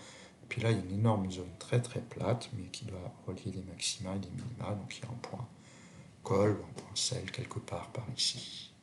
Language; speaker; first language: French; native; French